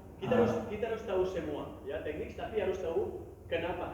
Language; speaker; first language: Indonesian; non-native, learner; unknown